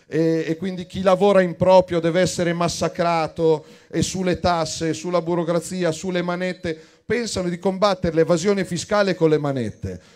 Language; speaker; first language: Italian; native; Italian